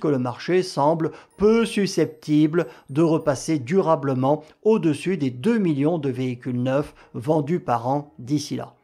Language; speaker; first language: French; native; French